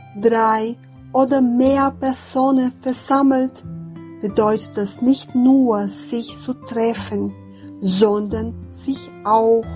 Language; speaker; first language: German; non-native, fluent; Portuguese